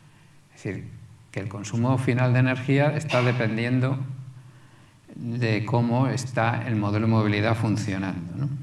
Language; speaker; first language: Spanish; native; Spanish